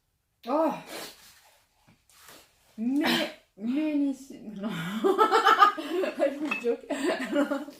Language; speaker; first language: English; non-native, learner; French